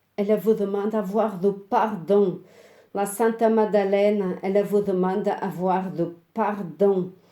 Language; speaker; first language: French; non-native, fluent; Portuguese